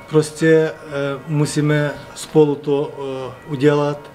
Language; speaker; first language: Czech; non-native, learner; Ukrainian